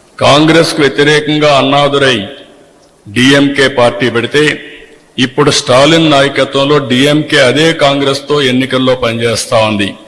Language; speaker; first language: Telugu; native; Telugu